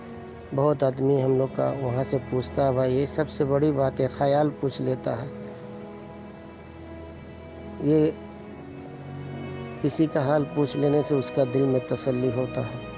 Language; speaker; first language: Hindi; early bilingual, heritage; Urdu